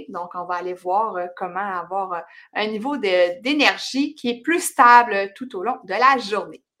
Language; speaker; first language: French; native; French